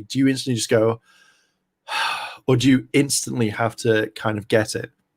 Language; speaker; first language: English; native; English